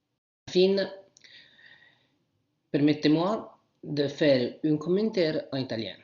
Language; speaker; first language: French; non-native, learner; Italian